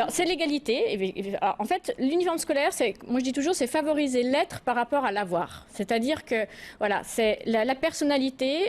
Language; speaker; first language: French; native; French